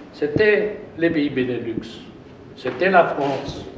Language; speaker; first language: French; non-native, fluent; German